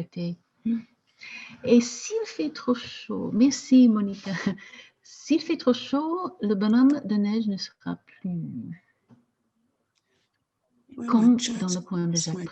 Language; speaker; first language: French; non-native, fluent; English